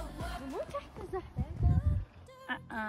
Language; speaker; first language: Arabic; native; Arabic